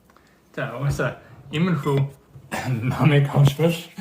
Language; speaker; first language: Mongolian; early bilingual, heritage; English